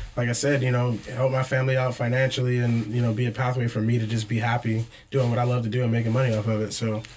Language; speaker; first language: English; native; English